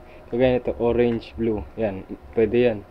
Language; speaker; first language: Filipino; native; Filipino